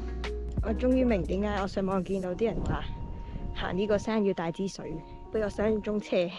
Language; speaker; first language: Cantonese; native; Cantonese